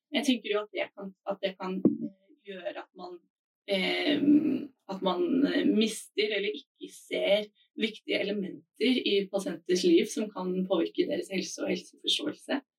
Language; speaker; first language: Norwegian; non-native, fluent; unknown